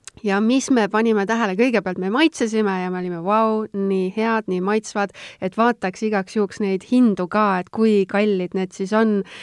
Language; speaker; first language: Estonian; native; Estonian